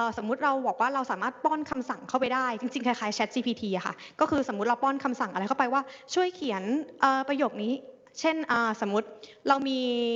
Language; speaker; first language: Thai; native; Thai